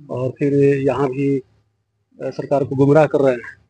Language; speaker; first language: Hindi; native; Hindi